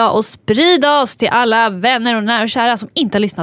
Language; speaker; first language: Swedish; native; Swedish